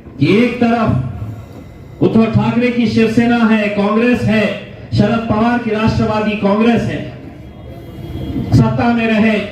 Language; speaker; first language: Urdu; native; Urdu